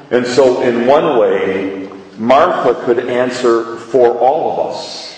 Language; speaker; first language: English; native; English